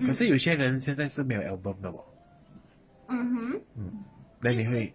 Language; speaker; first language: Chinese; native; Chinese